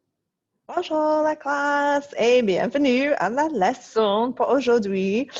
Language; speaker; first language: French; non-native, fluent; English